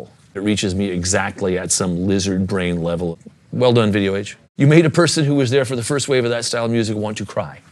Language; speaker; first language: English; native; English